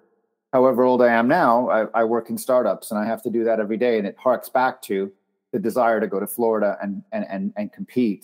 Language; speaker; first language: English; native; English